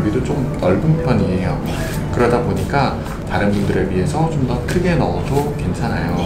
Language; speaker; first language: Korean; native; Korean